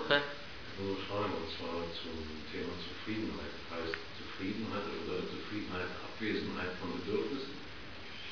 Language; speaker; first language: German; native; German